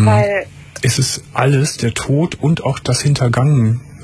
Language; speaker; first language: German; native; German